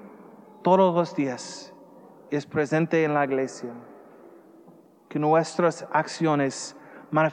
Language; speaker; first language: Spanish; non-native, learner; English